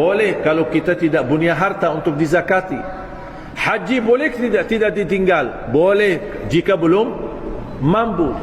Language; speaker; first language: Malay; non-native, fluent; Arabic